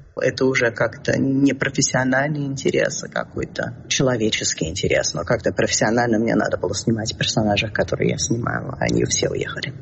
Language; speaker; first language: Russian; early bilingual, heritage; Russian